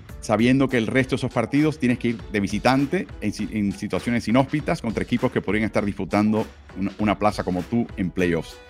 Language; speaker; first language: Spanish; native; Spanish